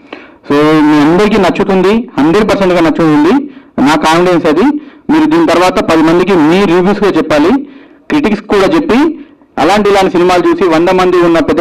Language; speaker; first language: Telugu; native; Telugu